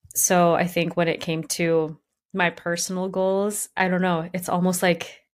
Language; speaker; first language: English; native; English